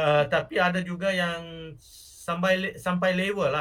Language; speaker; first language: Malay; non-native, local second language; Tamil